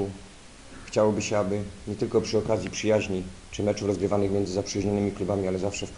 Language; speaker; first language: Polish; native; Polish